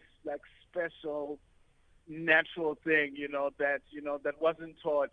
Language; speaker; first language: English; non-native, local second language; Xhosa